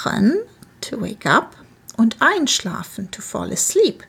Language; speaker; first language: German; non-native, fluent; English